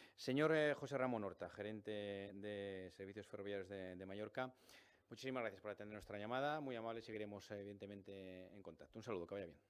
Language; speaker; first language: Spanish; non-native, local second language; Catalan